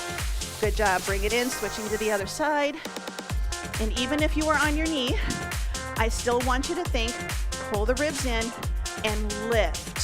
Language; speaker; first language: English; native; English